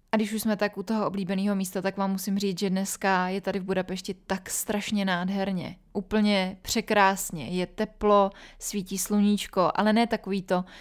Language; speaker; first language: Czech; native; Czech